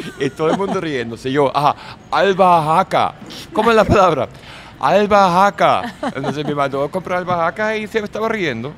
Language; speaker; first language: Spanish; non-native, fluent; German